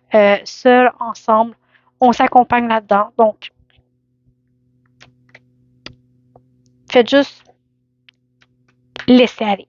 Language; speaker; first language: French; native; French